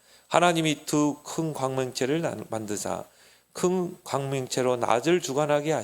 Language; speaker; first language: Korean; native; Korean